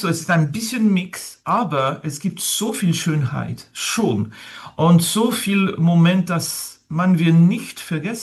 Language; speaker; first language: German; non-native, fluent; French